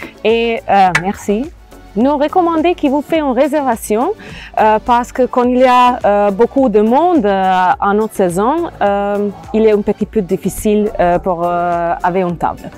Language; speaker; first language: French; non-native, learner; Croatian